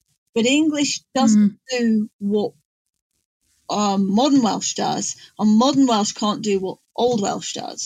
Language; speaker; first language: English; native; English